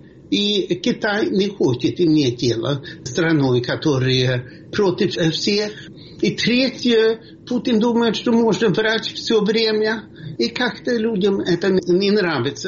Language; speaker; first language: Russian; non-native, fluent; Swedish